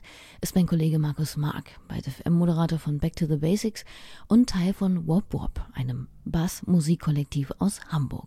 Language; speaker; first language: German; native; German